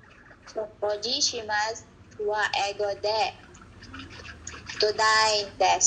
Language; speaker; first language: Japanese; non-native, learner; Filipino